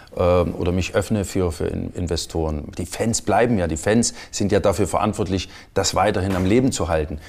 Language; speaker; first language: German; native; German